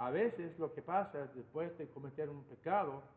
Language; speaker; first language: Spanish; non-native, fluent; English